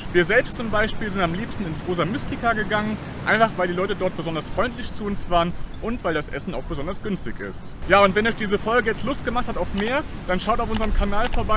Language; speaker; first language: German; native; German